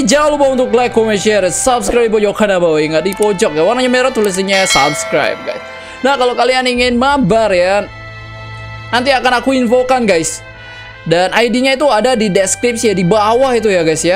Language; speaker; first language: Indonesian; native; Indonesian